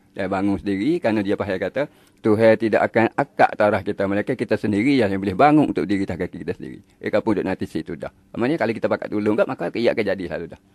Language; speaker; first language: Malay; native; Malay